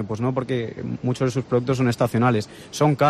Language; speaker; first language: Spanish; native; Spanish